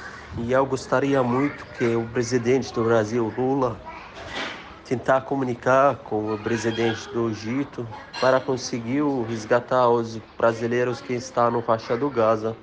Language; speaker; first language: Portuguese; non-native, fluent; Arabic